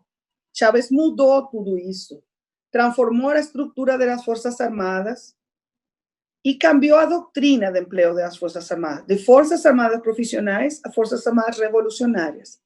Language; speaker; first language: Portuguese; non-native, fluent; Spanish